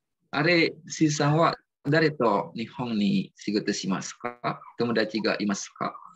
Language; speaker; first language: Japanese; non-native, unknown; Balinese